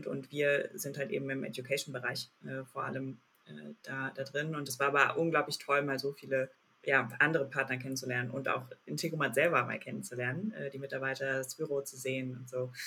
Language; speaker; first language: German; native; German